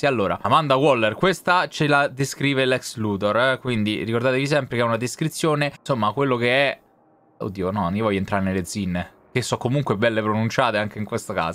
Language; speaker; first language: Italian; native; Italian